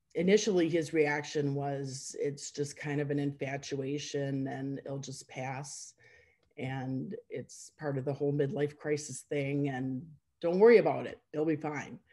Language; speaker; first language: English; native; English